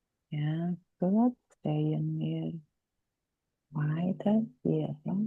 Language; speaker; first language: German; non-native, fluent; Indonesian